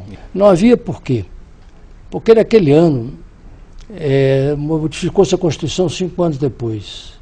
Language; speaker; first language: Portuguese; native; Portuguese